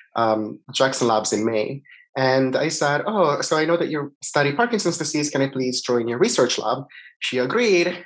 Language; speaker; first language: English; non-native, fluent; Italian